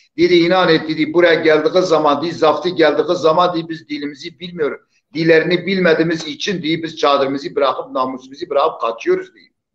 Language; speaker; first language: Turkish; non-native, local second language; Zaza